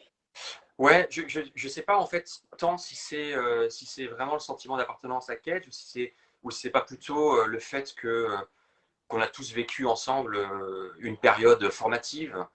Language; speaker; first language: French; native; French